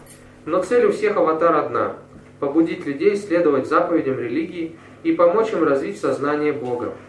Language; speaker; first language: Russian; native; Russian